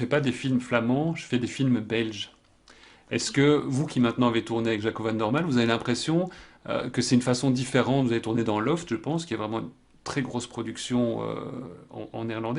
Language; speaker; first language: French; native; French